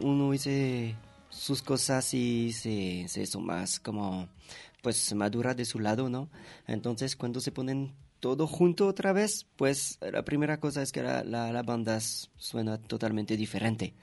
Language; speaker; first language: Spanish; non-native, fluent; French